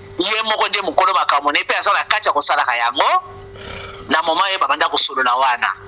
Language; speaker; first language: Lingala; non-native, local second language; Luba-Lulua